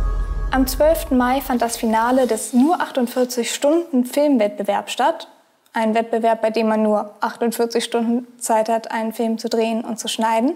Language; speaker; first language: German; native; German